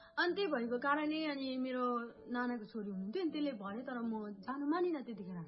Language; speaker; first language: Nepali; native; Nepali